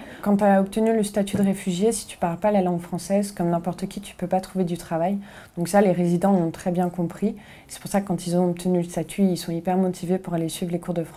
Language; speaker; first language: French; native; French